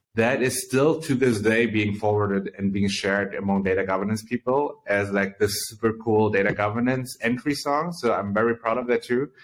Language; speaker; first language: English; early bilingual, other home language; Chinese